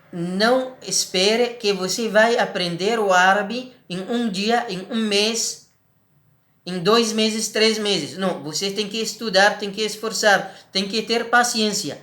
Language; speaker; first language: Portuguese; non-native, learner; Arabic